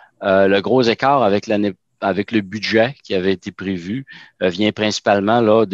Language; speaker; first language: French; native; French